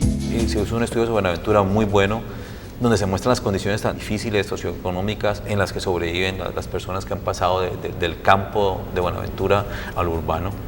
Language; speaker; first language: Spanish; native; Spanish